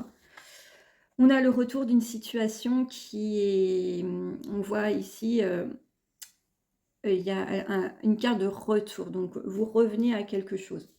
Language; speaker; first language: French; native; French